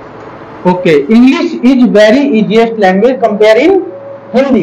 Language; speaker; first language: English; non-native, local second language; Hindi